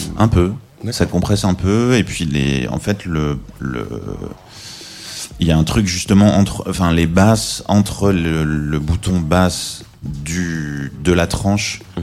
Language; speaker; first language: French; native; French